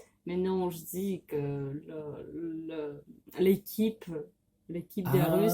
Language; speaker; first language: French; non-native, learner; Russian